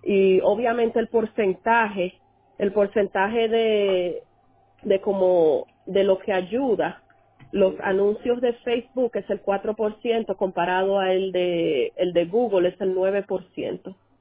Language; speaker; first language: Spanish; early bilingual, heritage; Spanish